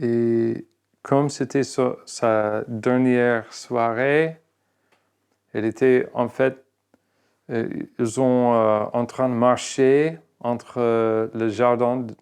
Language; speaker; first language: French; non-native, fluent; English